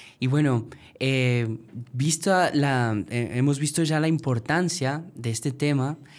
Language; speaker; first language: Spanish; native; Spanish